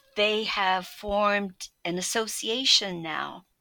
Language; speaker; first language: English; early bilingual, other home language; Polish